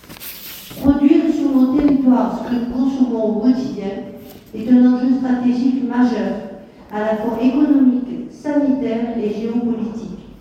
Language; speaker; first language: French; native; French